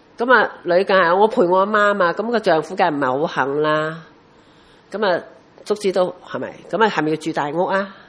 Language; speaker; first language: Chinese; non-native, local second language; Cantonese